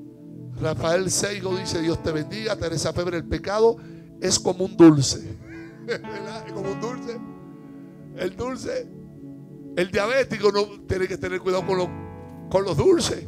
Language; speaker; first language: Spanish; native; Spanish